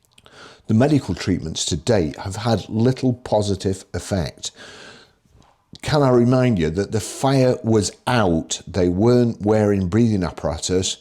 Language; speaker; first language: English; native; English